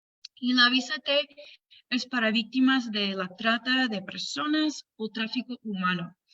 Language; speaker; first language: Spanish; non-native, fluent; English